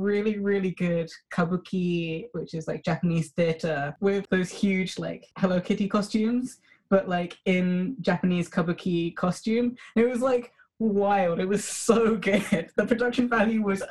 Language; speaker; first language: English; native; English